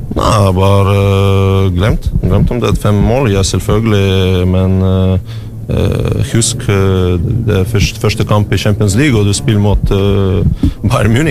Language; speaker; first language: Norwegian; non-native, learner; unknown